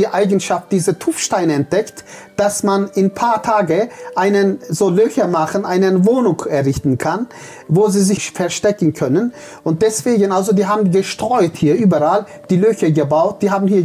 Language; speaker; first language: German; non-native, fluent; Turkish